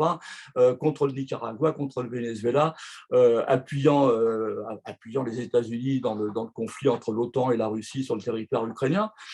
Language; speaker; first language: French; native; French